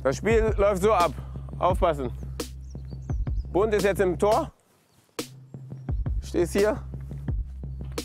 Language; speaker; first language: German; native; German